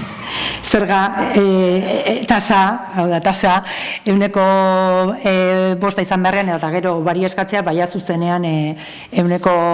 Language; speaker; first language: Basque; native; Basque